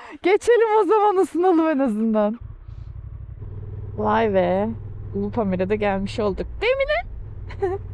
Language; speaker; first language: Turkish; native; Turkish